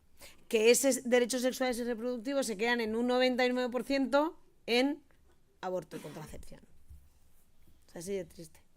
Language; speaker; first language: Spanish; native; Spanish